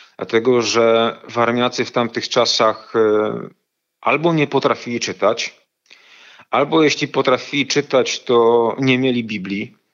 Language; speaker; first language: Polish; native; Polish